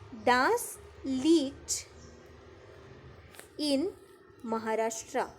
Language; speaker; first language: German; non-native, fluent; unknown